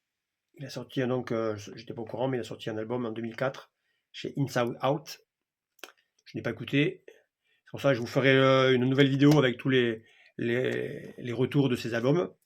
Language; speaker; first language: French; native; French